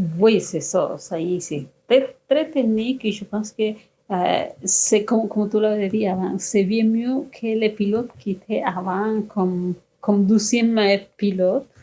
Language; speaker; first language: French; non-native, fluent; Spanish